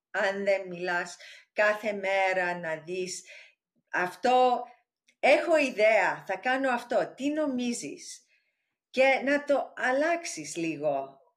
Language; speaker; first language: Greek; early bilingual, heritage; English